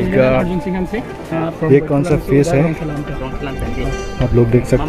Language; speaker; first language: Hindi; non-native, local second language; Karbi